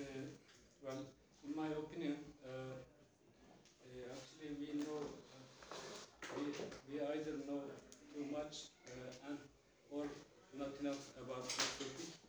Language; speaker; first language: English; non-native, fluent; Turkish